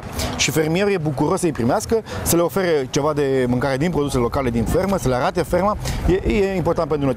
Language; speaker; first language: Romanian; native; Romanian